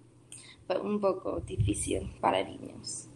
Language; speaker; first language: Spanish; non-native, learner; English